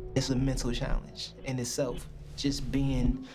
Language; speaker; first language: English; native; English